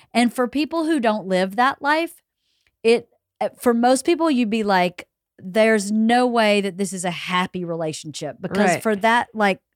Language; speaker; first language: English; native; English